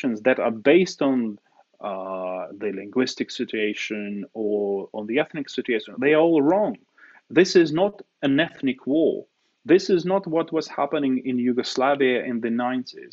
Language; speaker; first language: English; non-native, fluent; Russian